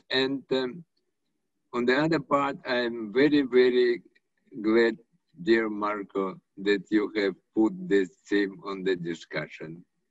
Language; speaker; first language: English; non-native, fluent; Russian